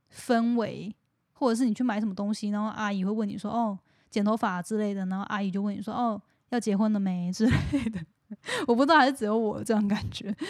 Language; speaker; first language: Chinese; native; Chinese